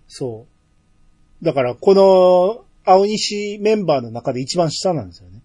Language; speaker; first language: Japanese; native; Japanese